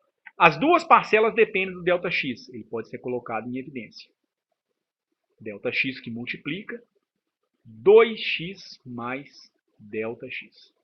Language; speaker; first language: Portuguese; native; Portuguese